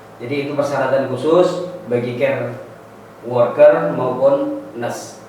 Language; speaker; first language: Indonesian; non-native, local second language; Javanese